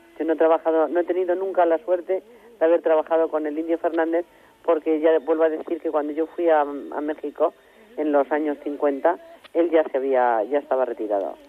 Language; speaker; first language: Spanish; native; Spanish